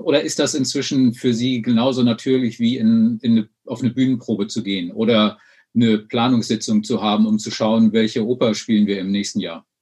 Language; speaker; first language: German; native; German